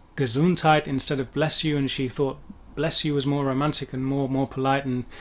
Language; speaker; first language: English; native; English